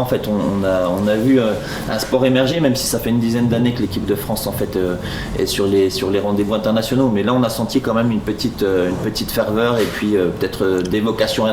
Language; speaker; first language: French; native; French